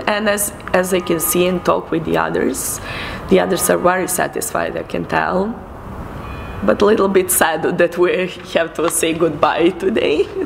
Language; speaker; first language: English; non-native, fluent; Serbian